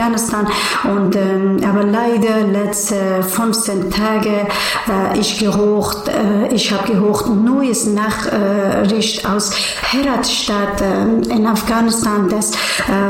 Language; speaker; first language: German; non-native, learner; Persian